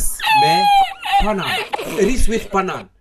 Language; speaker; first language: English; non-native, learner; Somali